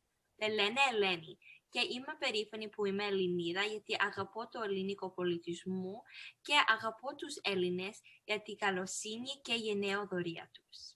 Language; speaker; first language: Greek; early bilingual, heritage; Greek